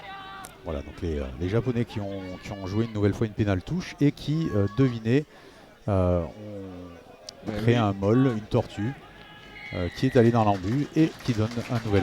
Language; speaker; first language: French; native; French